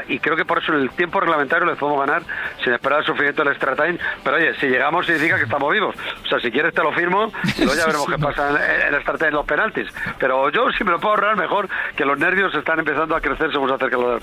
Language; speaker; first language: Spanish; native; Spanish